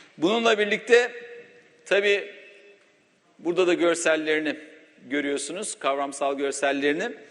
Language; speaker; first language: Turkish; native; Turkish